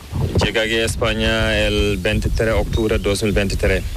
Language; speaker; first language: Spanish; non-native, learner; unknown